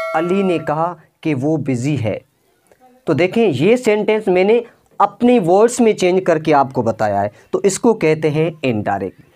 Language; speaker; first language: Urdu; non-native, local second language; Sindhi